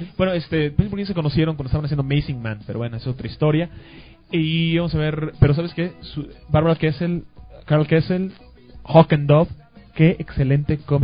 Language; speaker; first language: Spanish; native; Spanish